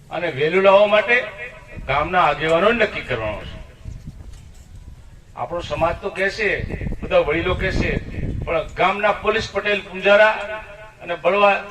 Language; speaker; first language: Gujarati; non-native, local second language; Rathawi